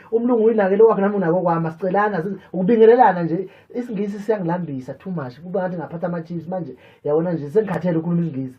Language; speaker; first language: Zulu; native; Zulu